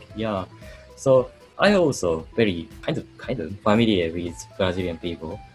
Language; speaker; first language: English; non-native, learner; Japanese